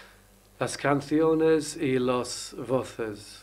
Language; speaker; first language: Spanish; non-native, learner; English